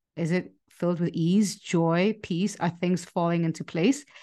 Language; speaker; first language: English; non-native, local second language; Hindi